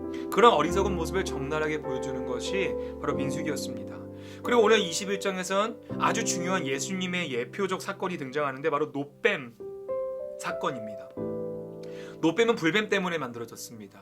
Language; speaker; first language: Korean; native; Korean